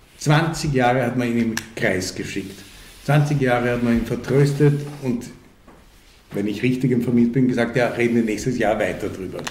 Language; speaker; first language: German; early bilingual, other home language; Hungarian